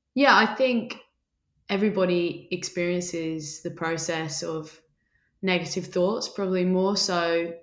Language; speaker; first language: English; native; English